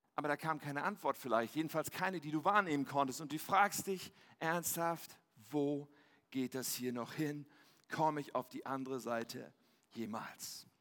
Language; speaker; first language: German; native; German